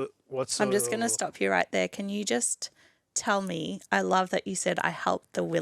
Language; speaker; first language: English; native; English